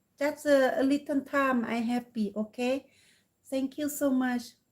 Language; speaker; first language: English; non-native, learner; Thai